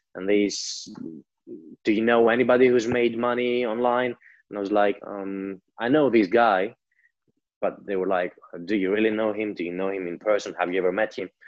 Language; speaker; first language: English; non-native, fluent; Greek